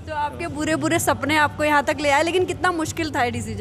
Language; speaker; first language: Hindi; native; Hindi